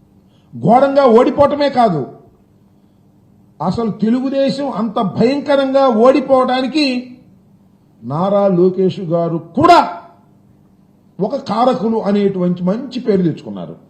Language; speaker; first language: Telugu; native; Telugu